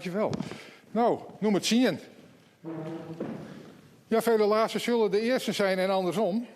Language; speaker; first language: Dutch; non-native, local second language; Western Frisian